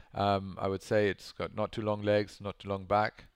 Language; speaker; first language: English; non-native, local second language; German